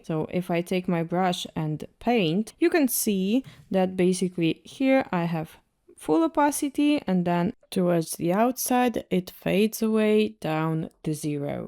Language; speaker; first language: English; non-native, fluent; Russian